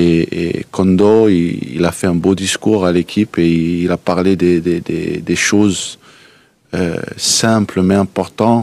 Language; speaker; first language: French; non-native, fluent; Danish